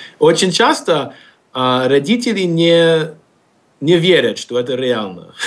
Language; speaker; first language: Russian; non-native, fluent; English